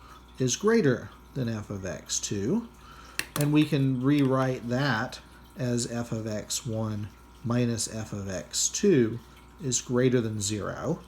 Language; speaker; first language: English; native; English